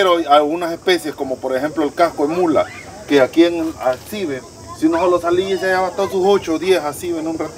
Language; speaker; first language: Spanish; native; Spanish